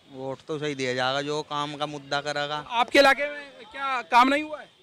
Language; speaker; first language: Hindi; native; Hindi